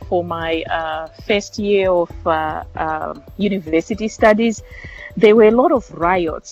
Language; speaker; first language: English; non-native, local second language; Shona